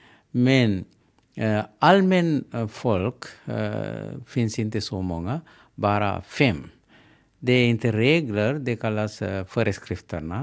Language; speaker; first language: Swedish; non-native, learner; Sinhala